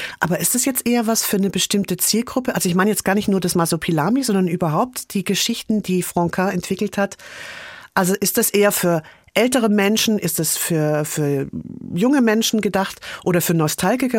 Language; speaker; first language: German; native; German